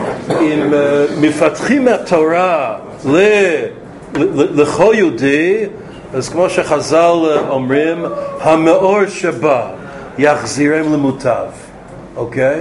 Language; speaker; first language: Hebrew; non-native, fluent; English